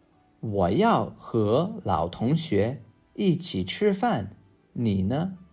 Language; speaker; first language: Chinese; non-native, fluent; English